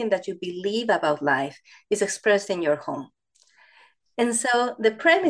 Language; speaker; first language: English; non-native, fluent; Spanish